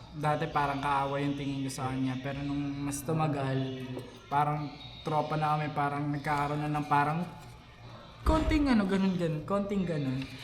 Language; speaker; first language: Filipino; native; Filipino